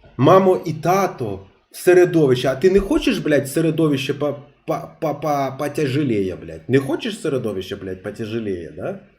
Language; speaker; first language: Ukrainian; non-native, local second language; Russian